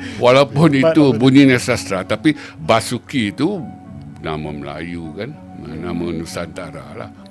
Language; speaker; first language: Malay; native; Malay